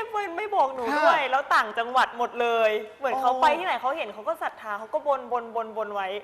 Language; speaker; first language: Thai; native; Thai